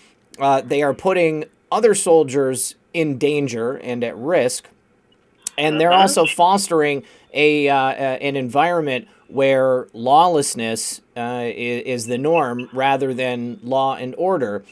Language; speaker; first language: English; native; English